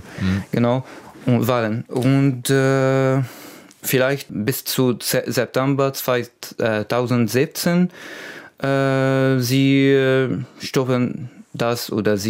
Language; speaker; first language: German; non-native, learner; Arabic